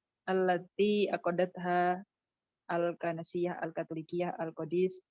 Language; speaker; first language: Arabic; non-native, fluent; Indonesian